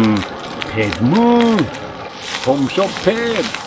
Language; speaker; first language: Thai; non-native, learner; Swedish